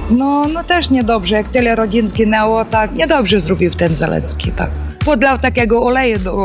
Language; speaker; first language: Polish; non-native, learner; Ukrainian